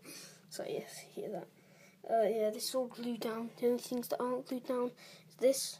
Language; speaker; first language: English; native; English